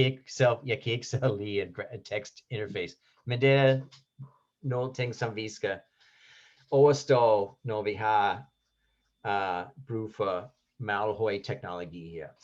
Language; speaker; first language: Danish; non-native, fluent; English